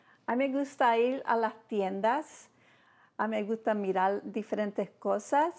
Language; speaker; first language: Spanish; early bilingual, heritage; Spanish